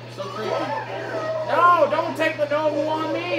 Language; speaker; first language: English; native; English